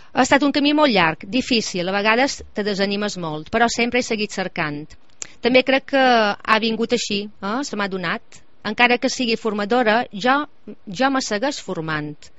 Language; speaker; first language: Catalan; native; Catalan